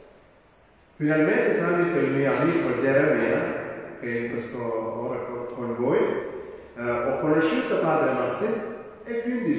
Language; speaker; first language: Italian; non-native, fluent; Malayalam